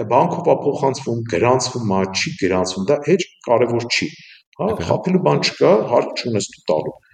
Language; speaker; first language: Armenian; native; Armenian